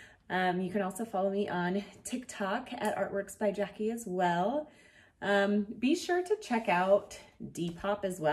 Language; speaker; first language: English; native; English